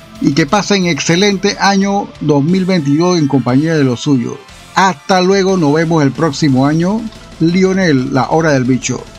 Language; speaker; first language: Spanish; native; Spanish